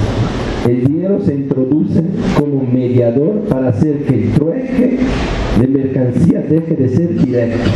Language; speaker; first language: Spanish; non-native, fluent; Italian